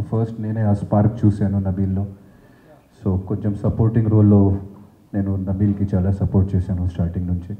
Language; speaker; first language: Telugu; non-native, fluent; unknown